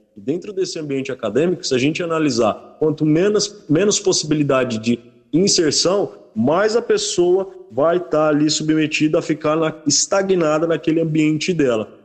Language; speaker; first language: Portuguese; native; Portuguese